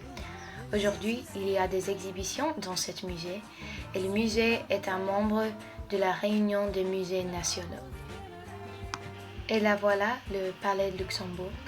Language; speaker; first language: French; non-native, fluent; English